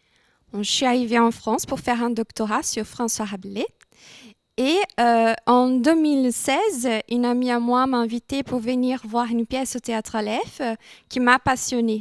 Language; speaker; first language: French; non-native, fluent; Portuguese